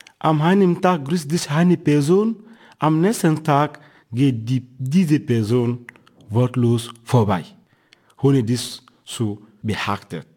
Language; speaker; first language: German; non-native, fluent; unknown